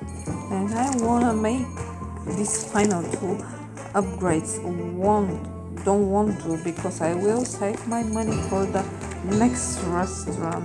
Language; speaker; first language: English; non-native, fluent; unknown